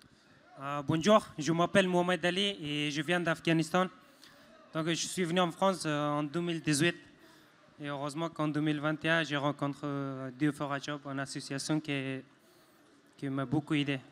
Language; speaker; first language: French; non-native, fluent; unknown